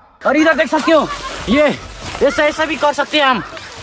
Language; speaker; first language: Hindi; non-native, learner; Nepali